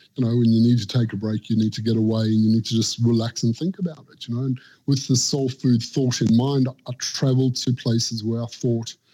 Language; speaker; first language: English; native; English